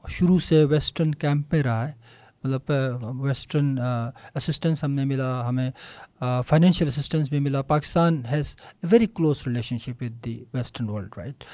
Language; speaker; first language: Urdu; non-native, local second language; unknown